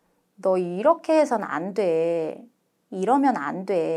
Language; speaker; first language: Korean; native; Korean